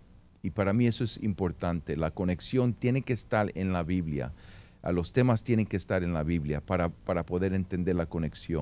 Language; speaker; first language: Spanish; early bilingual, heritage; Spanish